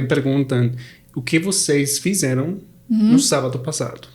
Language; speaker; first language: Portuguese; non-native, fluent; Spanish